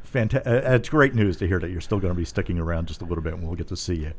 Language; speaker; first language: English; native; English